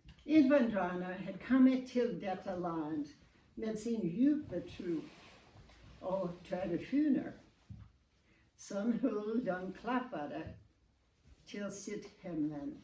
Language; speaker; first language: Swedish; non-native, learner; English